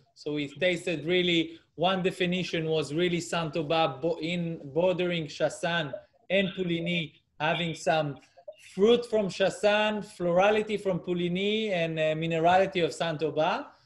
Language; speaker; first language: English; non-native, fluent; Hebrew